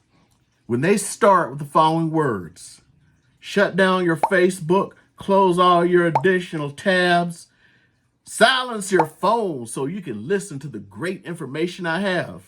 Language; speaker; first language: English; native; English